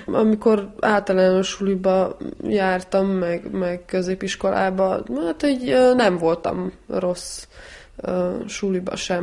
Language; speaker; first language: Hungarian; early bilingual, heritage; Hungarian